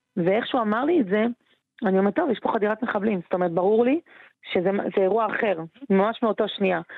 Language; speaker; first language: Hebrew; native; Hebrew